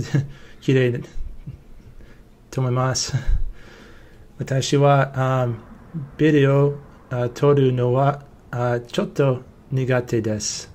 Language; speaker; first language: Japanese; non-native, learner; English